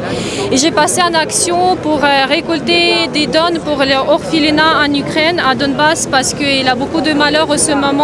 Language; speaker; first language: French; non-native, fluent; Russian